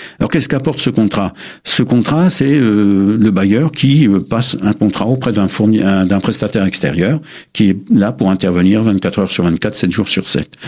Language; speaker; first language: French; native; French